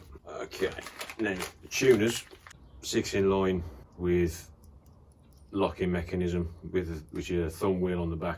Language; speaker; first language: English; native; English